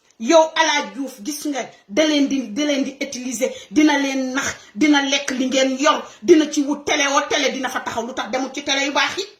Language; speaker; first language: Wolof; non-native, local second language; Serer